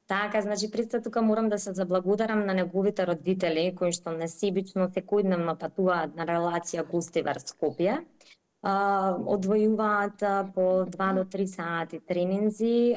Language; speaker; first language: Macedonian; native; Macedonian